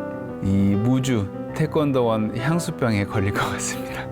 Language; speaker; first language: Korean; native; Korean